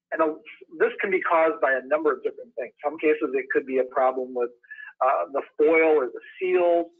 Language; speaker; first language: English; native; English